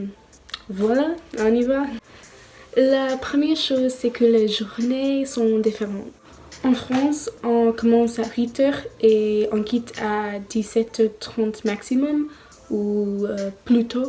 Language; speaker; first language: French; non-native, learner; English